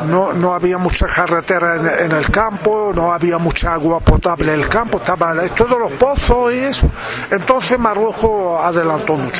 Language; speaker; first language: Spanish; non-native, fluent; Arabic